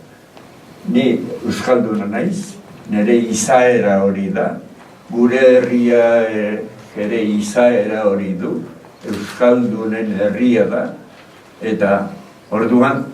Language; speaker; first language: Basque; native; Basque